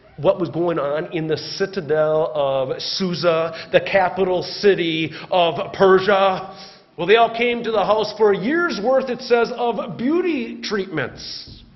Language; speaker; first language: English; native; English